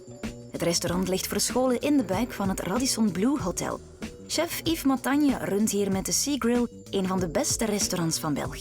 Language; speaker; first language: Dutch; native; Dutch